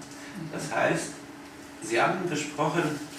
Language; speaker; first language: German; non-native, fluent; Polish